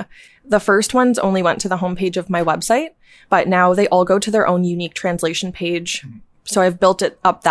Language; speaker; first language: English; native; English